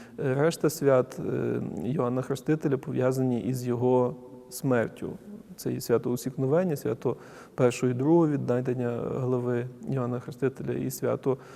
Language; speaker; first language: Ukrainian; native; Ukrainian